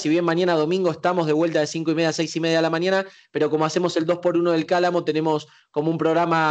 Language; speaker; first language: Spanish; native; Spanish